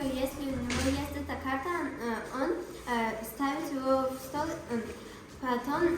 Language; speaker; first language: Russian; non-native, local second language; Tajik